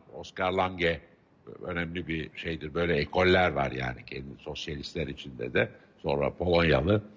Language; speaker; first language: Turkish; native; Turkish